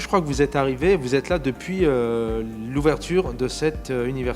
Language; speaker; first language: French; native; French